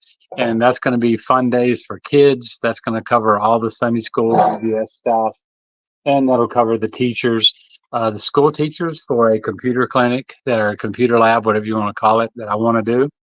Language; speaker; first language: English; native; English